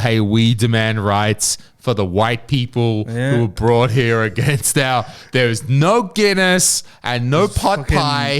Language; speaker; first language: English; native; English